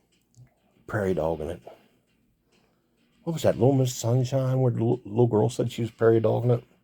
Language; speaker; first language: English; native; English